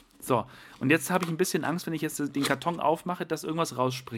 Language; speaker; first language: German; native; German